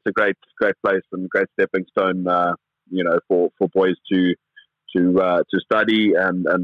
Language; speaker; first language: English; native; English